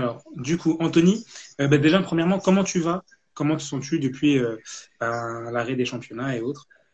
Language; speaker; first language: French; native; French